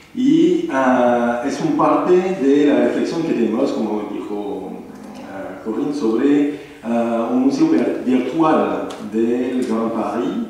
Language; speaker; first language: Spanish; non-native, learner; French